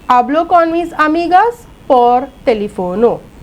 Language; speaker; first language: Spanish; non-native, fluent; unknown